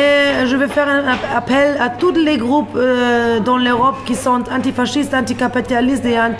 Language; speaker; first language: French; non-native, fluent; Turkish